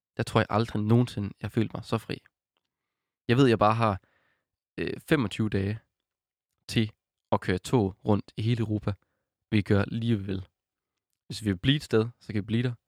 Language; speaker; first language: Danish; native; Danish